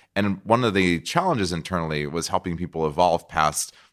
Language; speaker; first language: English; non-native, fluent; Portuguese